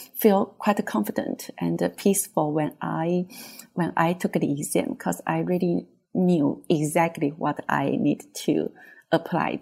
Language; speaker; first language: English; non-native, fluent; Chinese